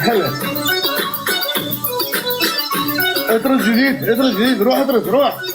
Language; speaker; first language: Arabic; native; Arabic